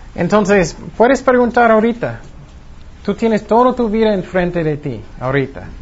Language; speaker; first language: Spanish; non-native, fluent; English